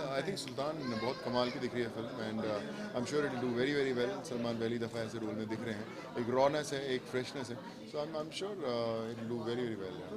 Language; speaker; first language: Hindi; non-native, local second language; Punjabi